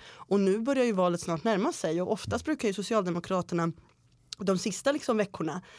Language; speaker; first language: Swedish; early bilingual, other home language; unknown